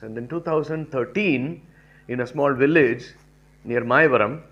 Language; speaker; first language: English; non-native, local second language; Tamil